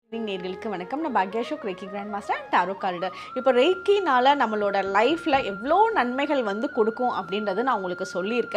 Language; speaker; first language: Tamil; native; Tamil